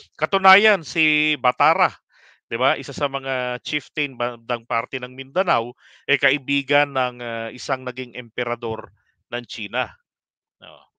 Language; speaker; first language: Filipino; native; Filipino